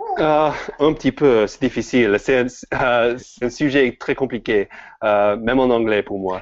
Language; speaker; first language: French; non-native, fluent; English